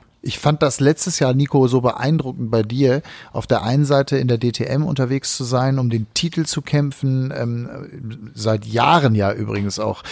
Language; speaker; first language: German; native; German